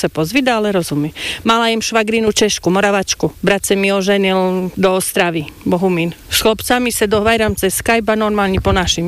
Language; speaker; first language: Slovak; non-native, local second language; Rusyn